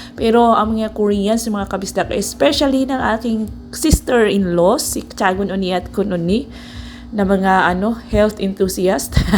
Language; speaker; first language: Filipino; non-native, local second language; Cebuano